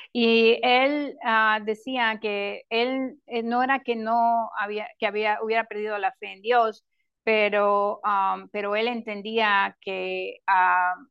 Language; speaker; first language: Spanish; non-native, local second language; English